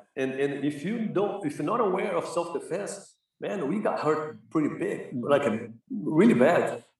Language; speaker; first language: English; non-native, fluent; Portuguese